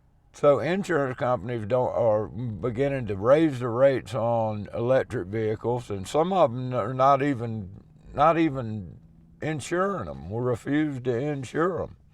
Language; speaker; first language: English; native; English